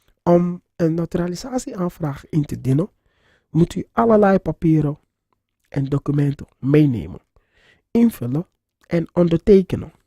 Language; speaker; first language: Dutch; non-native, fluent; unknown